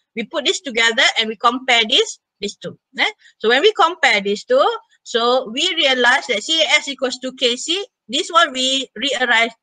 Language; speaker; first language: English; non-native, local second language; Malay